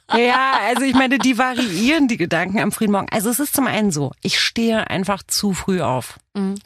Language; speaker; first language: German; early bilingual, other home language; Romanian